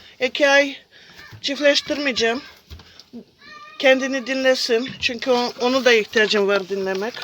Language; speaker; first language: Turkish; non-native, learner; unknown